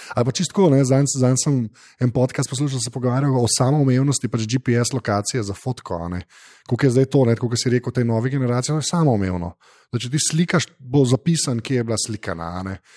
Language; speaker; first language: Slovenian; native; Slovenian